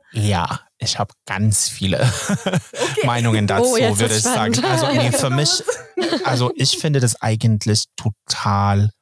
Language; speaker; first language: German; non-native, fluent; Swedish